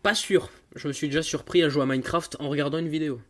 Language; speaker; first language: French; native; French